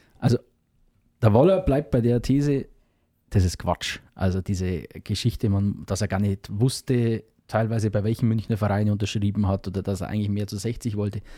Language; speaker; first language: German; native; German